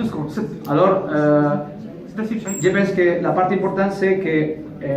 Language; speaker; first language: French; non-native, fluent; Spanish